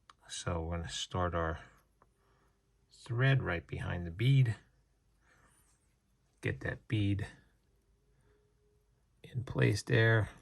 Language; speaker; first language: English; native; English